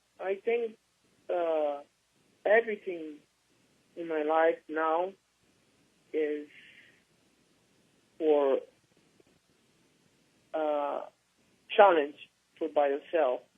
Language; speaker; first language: English; non-native, learner; Portuguese